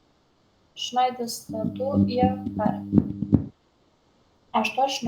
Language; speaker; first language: German; non-native, learner; Macedonian